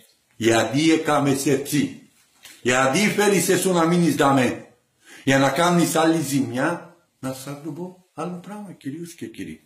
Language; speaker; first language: Greek; non-native, learner; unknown